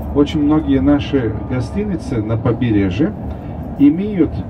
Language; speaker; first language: Russian; non-native, fluent; Turkish